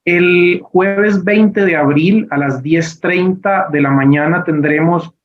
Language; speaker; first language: Spanish; native; Spanish